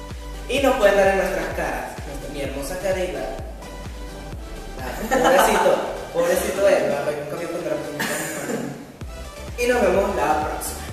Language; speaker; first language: Spanish; native; Spanish